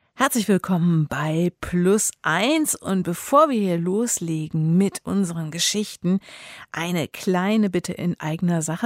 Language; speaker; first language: German; native; German